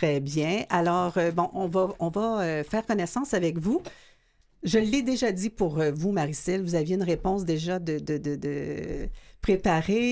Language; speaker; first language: French; native; French